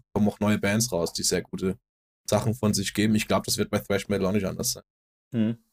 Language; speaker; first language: German; non-native, fluent; Danish